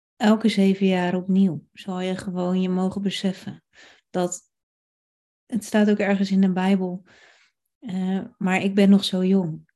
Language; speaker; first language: Dutch; native; Dutch